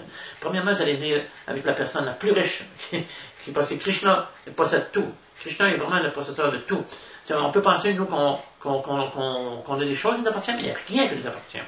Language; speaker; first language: French; native; French